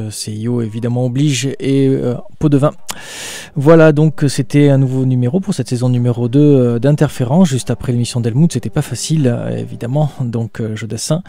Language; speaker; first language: French; native; French